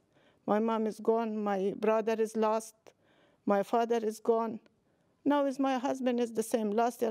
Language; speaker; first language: English; non-native, learner; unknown